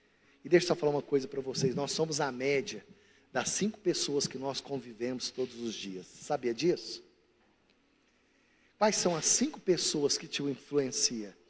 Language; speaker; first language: Portuguese; native; Portuguese